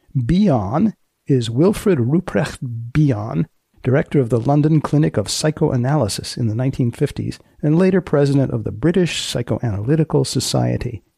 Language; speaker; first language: English; native; English